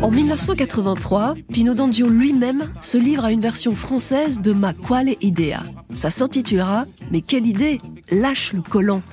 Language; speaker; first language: French; native; French